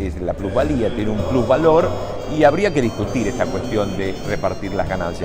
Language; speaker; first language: Spanish; native; Spanish